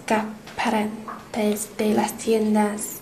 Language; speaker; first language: Spanish; non-native, learner; English